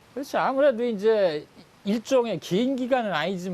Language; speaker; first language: Korean; native; Korean